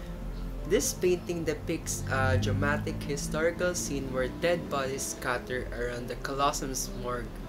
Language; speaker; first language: English; non-native, local second language; Filipino